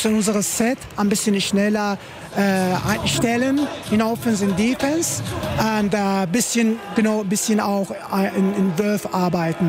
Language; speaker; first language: German; non-native, learner; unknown